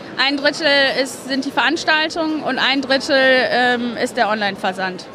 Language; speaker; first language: German; native; German